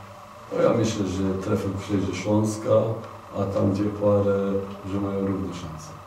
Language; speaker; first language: Polish; non-native, fluent; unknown